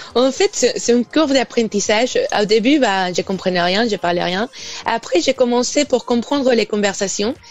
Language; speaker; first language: French; non-native, fluent; Spanish